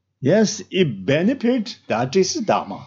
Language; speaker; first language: English; non-native, learner; Tibetan